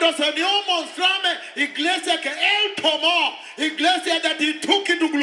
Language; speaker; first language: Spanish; non-native, learner; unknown